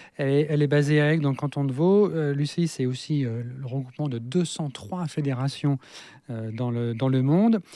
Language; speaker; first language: French; native; French